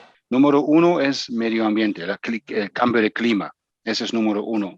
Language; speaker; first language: Spanish; non-native, fluent; German